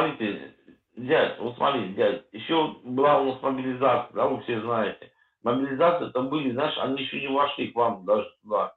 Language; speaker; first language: Russian; native; Russian